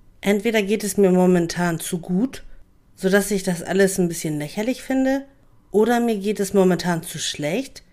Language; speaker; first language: German; native; German